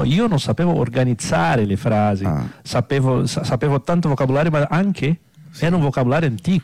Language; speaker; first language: Italian; non-native, fluent; Portuguese